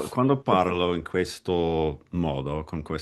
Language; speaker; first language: Italian; non-native, fluent; English